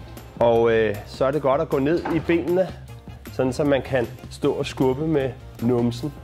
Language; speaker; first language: Danish; native; Danish